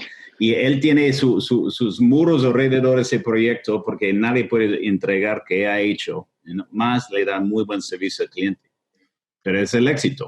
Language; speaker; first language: Spanish; non-native, fluent; English